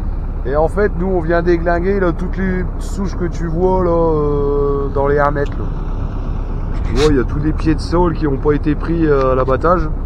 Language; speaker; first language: French; native; French